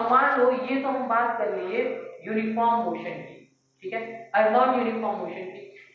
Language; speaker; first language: Hindi; native; Hindi